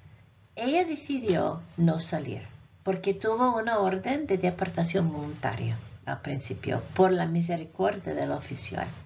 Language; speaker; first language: Spanish; non-native, fluent; English